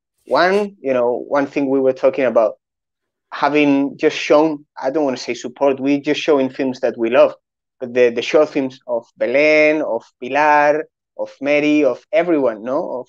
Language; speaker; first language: English; non-native, fluent; Spanish